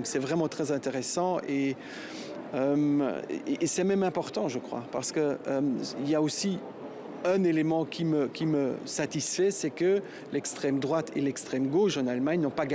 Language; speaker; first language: French; non-native, local second language; German